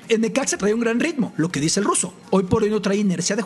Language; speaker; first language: Spanish; native; Spanish